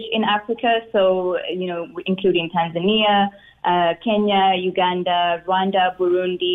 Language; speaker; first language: English; non-native, local second language; Swahili